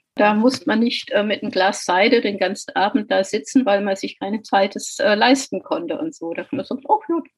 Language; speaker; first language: German; non-native, fluent; English